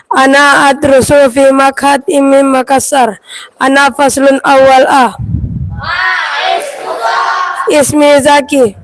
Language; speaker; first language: Arabic; non-native, learner; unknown